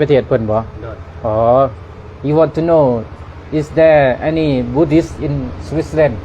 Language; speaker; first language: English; non-native, learner; Thai